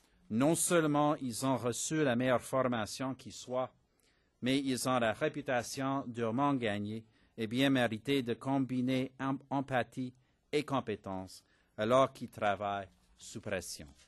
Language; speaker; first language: French; non-native, fluent; English